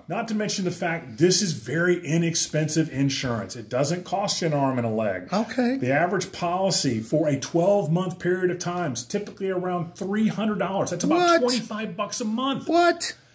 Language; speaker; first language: English; native; English